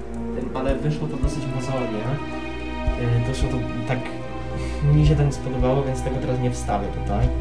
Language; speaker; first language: Polish; native; Polish